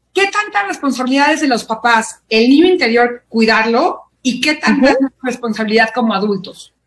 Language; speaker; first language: Spanish; native; Spanish